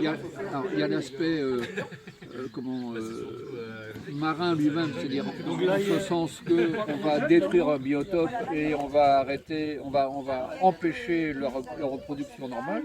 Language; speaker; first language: French; native; French